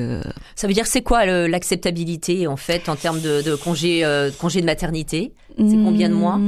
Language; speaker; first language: French; non-native, local second language; Korean